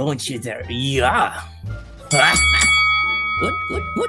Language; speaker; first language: English; non-native, learner; Indonesian